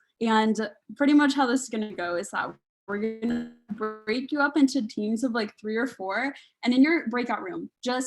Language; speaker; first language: English; native; English